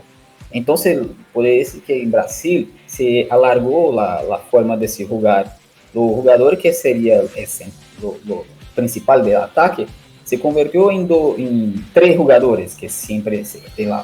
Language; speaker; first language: Spanish; non-native, learner; Portuguese